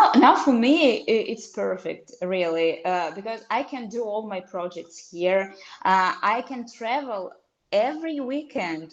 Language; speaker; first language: English; non-native, fluent; Russian